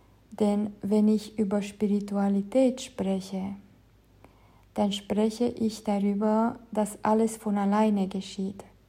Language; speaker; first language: German; non-native, fluent; Romanian